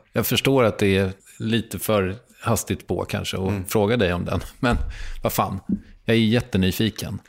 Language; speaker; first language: Swedish; native; Swedish